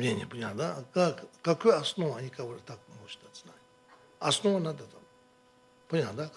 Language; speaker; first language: Russian; non-native, learner; Tibetan